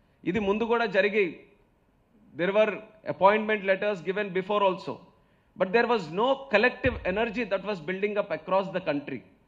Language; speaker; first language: English; non-native, local second language; Telugu